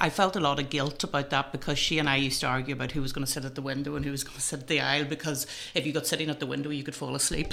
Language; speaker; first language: English; native; English